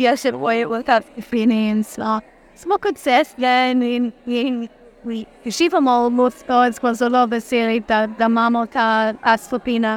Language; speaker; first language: Slovenian; early bilingual, heritage; Slovenian